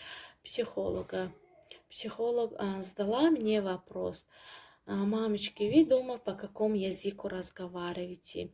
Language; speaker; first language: Russian; non-native, learner; Tajik